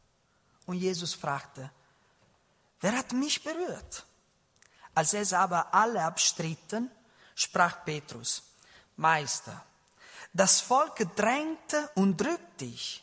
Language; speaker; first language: German; non-native, learner; Italian